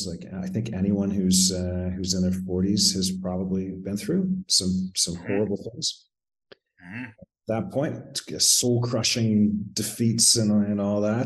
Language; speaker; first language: English; native; English